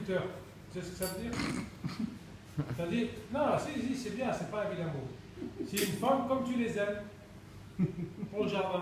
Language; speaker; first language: French; native; French